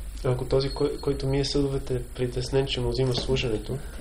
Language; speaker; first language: Bulgarian; native; Bulgarian